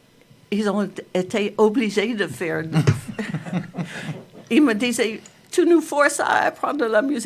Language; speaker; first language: French; non-native, fluent; English